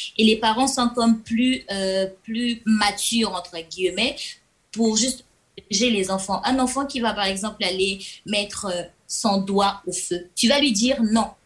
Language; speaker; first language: French; non-native, local second language; Lingala